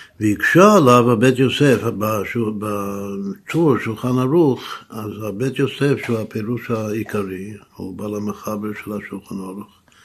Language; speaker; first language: Hebrew; non-native, fluent; English